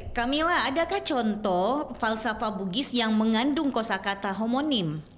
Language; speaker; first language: Indonesian; native; Indonesian